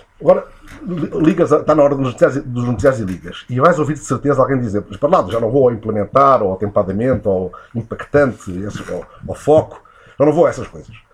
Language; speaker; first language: Portuguese; native; Portuguese